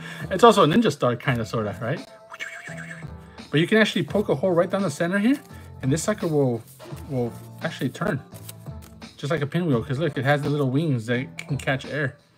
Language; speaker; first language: English; early bilingual, other home language; Spanish